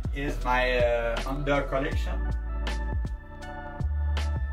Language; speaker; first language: English; non-native, learner; French